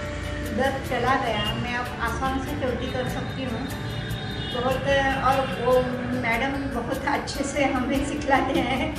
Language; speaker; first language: Hindi; non-native, local second language; Marathi